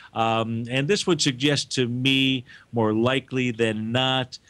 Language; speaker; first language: English; native; English